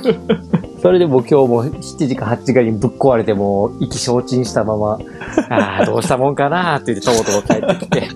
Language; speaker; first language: Japanese; native; Japanese